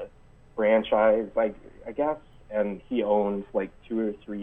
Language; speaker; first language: English; native; English